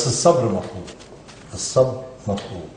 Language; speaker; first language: Arabic; native; Arabic